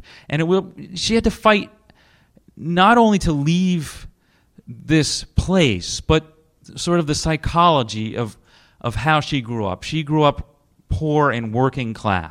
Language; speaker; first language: English; native; English